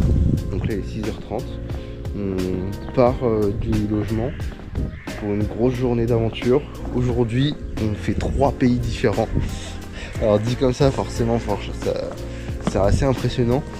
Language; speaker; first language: French; native; French